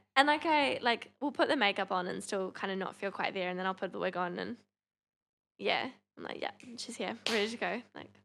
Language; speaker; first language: English; native; English